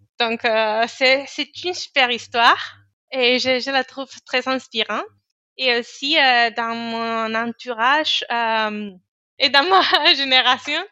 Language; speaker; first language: French; non-native, fluent; Spanish